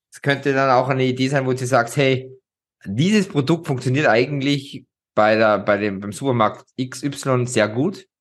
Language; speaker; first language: German; native; German